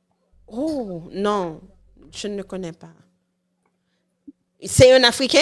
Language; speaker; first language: French; non-native, local second language; Haitian Creole